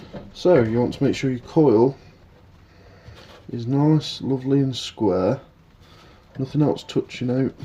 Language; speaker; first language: English; native; English